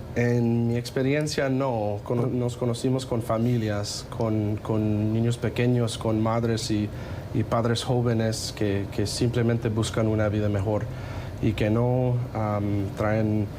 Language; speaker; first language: Spanish; non-native, fluent; English